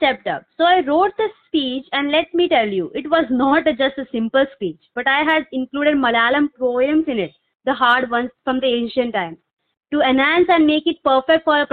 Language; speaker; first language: English; non-native, local second language; Malayalam